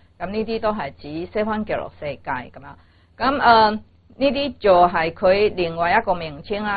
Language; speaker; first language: Cantonese; non-native, fluent; Chinese